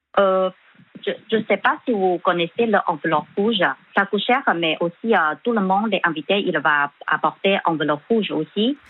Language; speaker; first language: French; non-native, fluent; Chinese